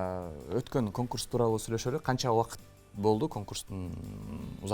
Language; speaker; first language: Kyrgyz; native; Kyrgyz